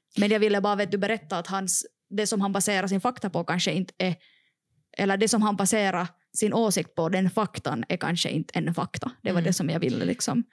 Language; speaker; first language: Swedish; native; Swedish